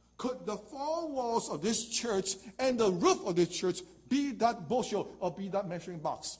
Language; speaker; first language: English; non-native, local second language; Chinese